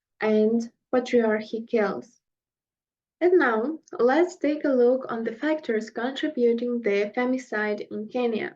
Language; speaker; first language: English; non-native, fluent; Russian